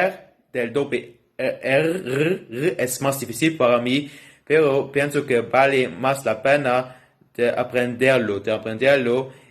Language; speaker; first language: Spanish; non-native, learner; Luxembourgish